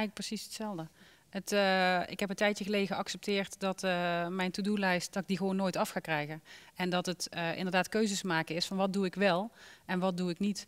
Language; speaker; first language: Dutch; native; Dutch